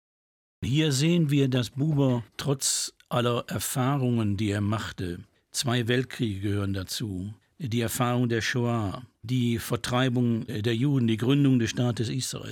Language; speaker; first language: German; native; German